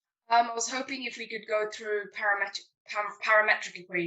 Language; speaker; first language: English; native; English